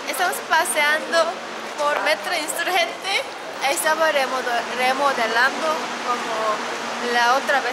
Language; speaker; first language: Spanish; non-native, learner; Korean